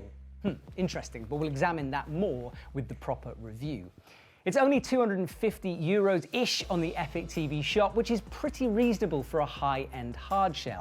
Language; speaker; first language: English; native; English